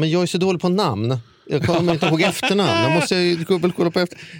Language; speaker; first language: Swedish; native; Swedish